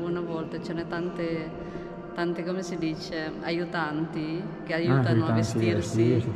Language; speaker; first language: Italian; non-native, fluent; Filipino